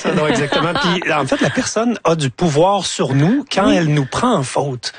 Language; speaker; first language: French; native; French